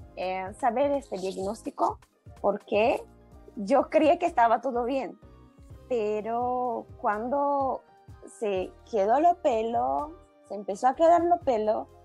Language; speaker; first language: Spanish; non-native, learner; Portuguese